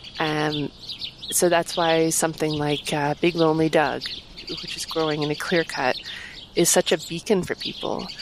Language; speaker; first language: English; native; English